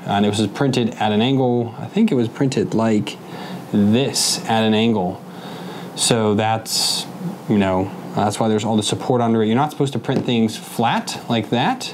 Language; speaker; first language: English; native; English